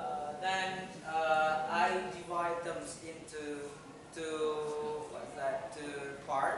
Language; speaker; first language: English; non-native, fluent; Indonesian